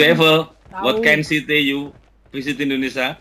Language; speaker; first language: English; non-native, learner; Javanese